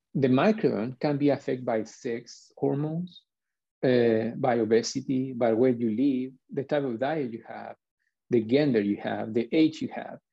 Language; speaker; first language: English; non-native, fluent; Spanish